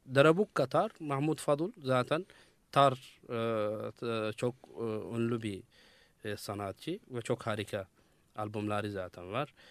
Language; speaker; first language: Turkish; non-native, fluent; Arabic